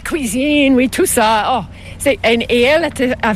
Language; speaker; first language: French; non-native, fluent; English